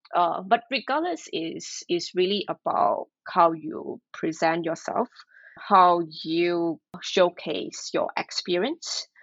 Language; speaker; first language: English; non-native, local second language; Chinese